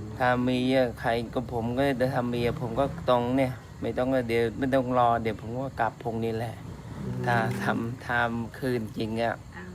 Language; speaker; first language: Thai; non-native, fluent; Khmer